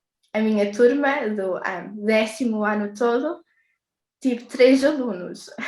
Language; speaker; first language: Portuguese; early bilingual, heritage; English